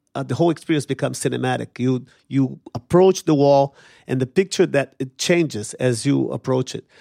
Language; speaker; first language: English; non-native, fluent; Portuguese